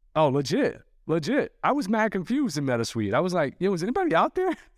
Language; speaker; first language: English; early bilingual, other home language; Arabic